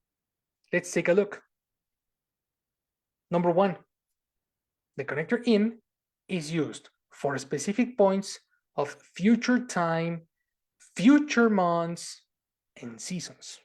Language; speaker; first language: English; non-native, fluent; Spanish